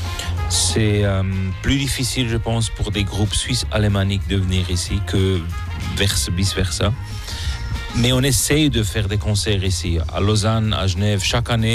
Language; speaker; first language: French; non-native, local second language; German